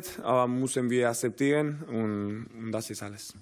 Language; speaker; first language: German; non-native, learner; Spanish